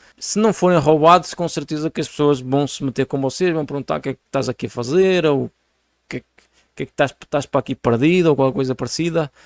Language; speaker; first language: Portuguese; native; Portuguese